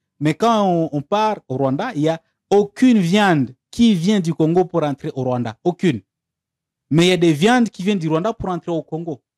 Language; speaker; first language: French; non-native, local second language; Swahili